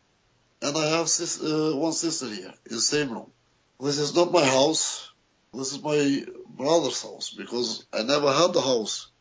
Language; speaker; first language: English; non-native, learner; Albanian